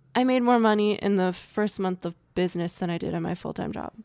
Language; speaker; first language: English; native; English